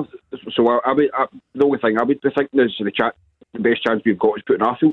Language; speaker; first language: English; native; English